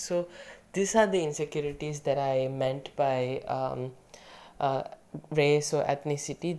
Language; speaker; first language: English; non-native, local second language; Tamil